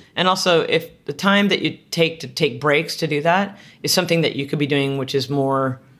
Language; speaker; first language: English; native; English